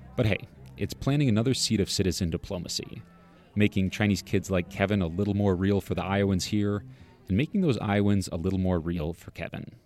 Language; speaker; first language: English; non-native, fluent; Chinese